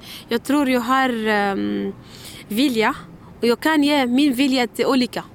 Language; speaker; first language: Swedish; non-native, learner; Arabic